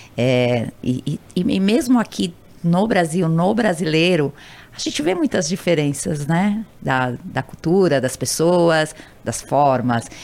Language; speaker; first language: Portuguese; native; Portuguese